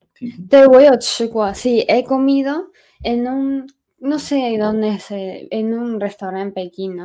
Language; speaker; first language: Spanish; non-native, fluent; Chinese